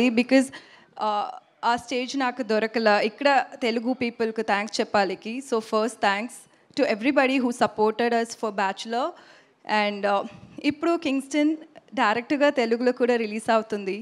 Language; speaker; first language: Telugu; non-native, learner; Tamil